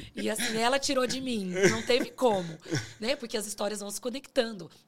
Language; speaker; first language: Portuguese; native; Portuguese